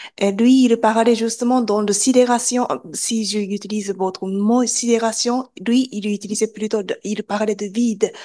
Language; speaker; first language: French; non-native, fluent; Japanese